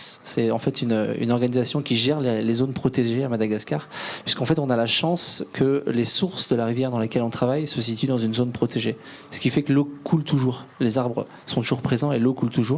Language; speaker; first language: French; native; French